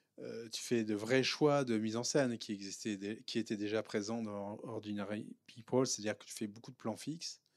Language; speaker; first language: French; native; French